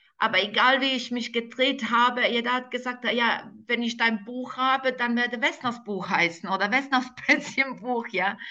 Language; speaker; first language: German; non-native, fluent; Serbian